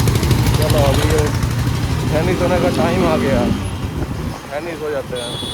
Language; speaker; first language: Hindi; non-native, local second language; Bangla